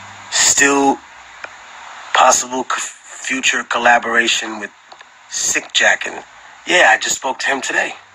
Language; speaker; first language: English; early bilingual, other home language; Spanish